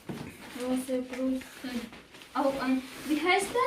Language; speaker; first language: German; non-native, learner; Filipino